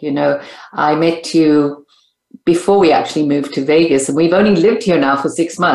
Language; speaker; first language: English; native; English